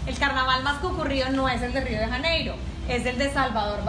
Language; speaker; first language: Spanish; native; Spanish